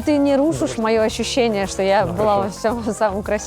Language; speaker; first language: Russian; native; Russian